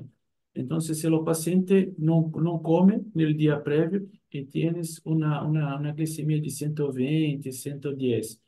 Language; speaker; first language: Spanish; non-native, fluent; Portuguese